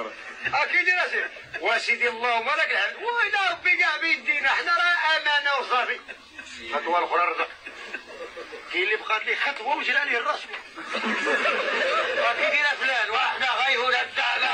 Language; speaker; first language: Arabic; native; Arabic